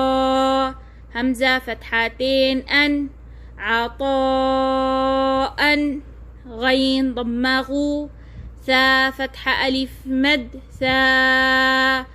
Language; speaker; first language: Arabic; non-native, fluent; Oromo